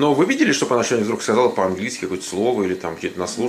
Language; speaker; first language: Russian; native; Russian